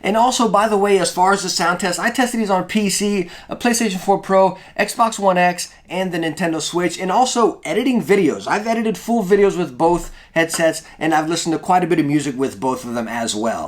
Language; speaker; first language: English; native; English